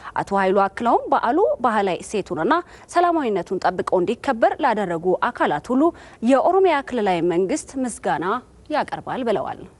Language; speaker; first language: Amharic; native; Amharic